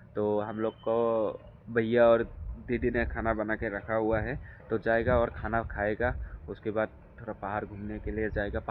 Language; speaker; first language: Hindi; non-native, local second language; Assamese